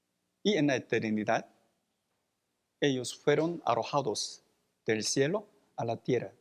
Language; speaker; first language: Spanish; non-native, fluent; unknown